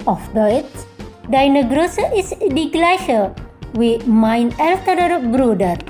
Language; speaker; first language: German; non-native, fluent; Indonesian